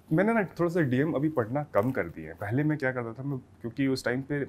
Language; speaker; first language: Hindi; native; Hindi